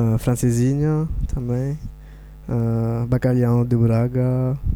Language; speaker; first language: Portuguese; non-native, learner; Morisyen